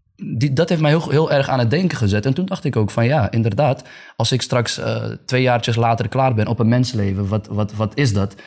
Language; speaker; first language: Dutch; early bilingual, other home language; Arabic